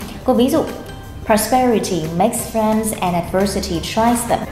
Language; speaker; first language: English; non-native, fluent; Vietnamese